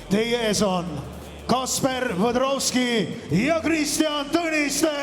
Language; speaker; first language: Estonian; native; Estonian